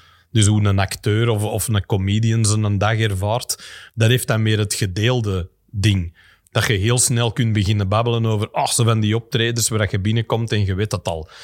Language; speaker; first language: Dutch; non-native, local second language; English